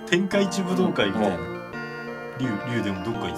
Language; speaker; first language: Japanese; native; Japanese